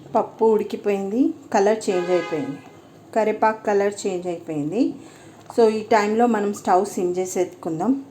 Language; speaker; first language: Telugu; native; Telugu